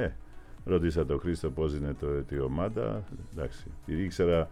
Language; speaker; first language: Greek; non-native, fluent; Polish